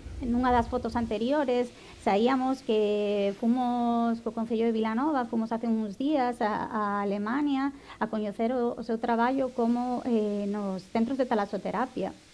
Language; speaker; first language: Galician; non-native, local second language; Spanish